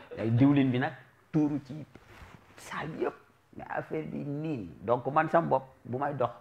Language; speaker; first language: Wolof; native; Wolof